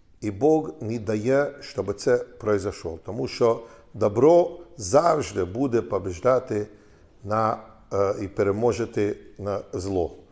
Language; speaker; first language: Ukrainian; non-native, fluent; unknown